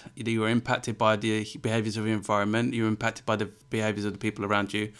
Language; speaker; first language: English; native; English